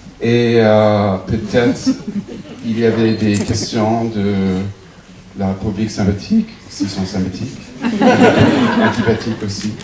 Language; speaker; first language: French; non-native, fluent; English